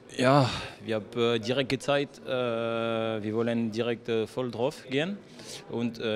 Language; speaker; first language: German; non-native, learner; French